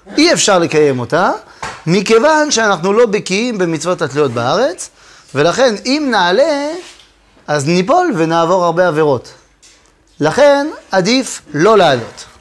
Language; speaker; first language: Hebrew; non-native, fluent; French